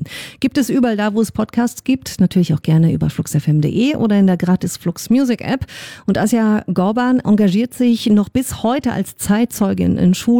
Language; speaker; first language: German; native; German